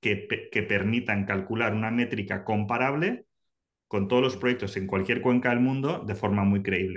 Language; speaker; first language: Spanish; native; Spanish